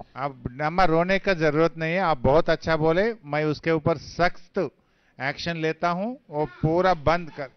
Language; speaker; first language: Hindi; non-native, local second language; Telugu